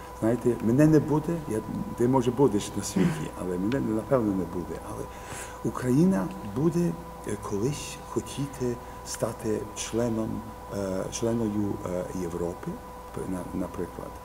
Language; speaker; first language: Ukrainian; early bilingual, heritage; English